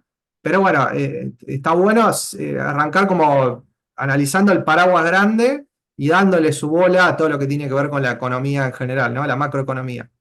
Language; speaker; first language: Spanish; native; Spanish